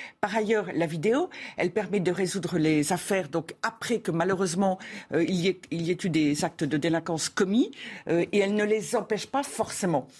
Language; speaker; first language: French; native; French